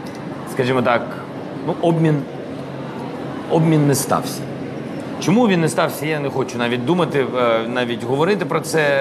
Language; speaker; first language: Ukrainian; non-native, local second language; Russian